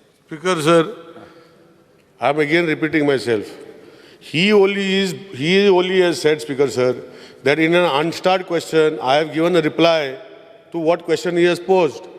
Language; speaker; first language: English; non-native, local second language; Konkani